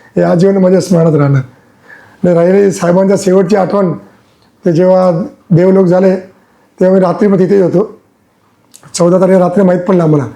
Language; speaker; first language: Marathi; non-native, local second language; Gujarati